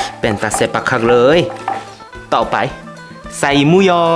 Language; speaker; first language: Thai; non-native, fluent; Korean